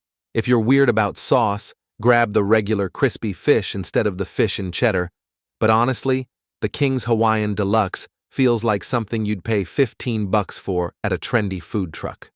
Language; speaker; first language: English; native; English